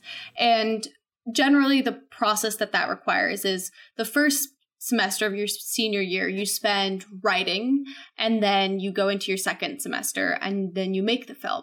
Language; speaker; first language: English; native; English